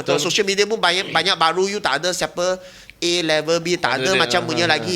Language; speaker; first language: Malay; non-native, local second language; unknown